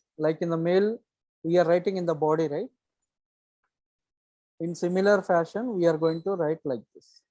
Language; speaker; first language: English; non-native, local second language; Telugu